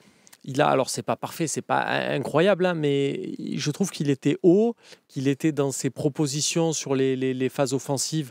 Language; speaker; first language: French; native; French